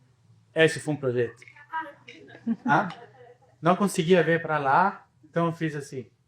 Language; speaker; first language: Portuguese; non-native, fluent; Spanish